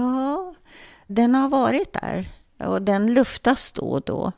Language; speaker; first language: Swedish; early bilingual, other home language; German